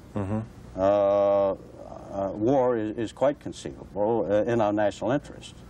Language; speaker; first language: English; native; English